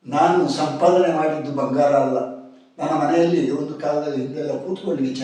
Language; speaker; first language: Kannada; non-native, local second language; Tulu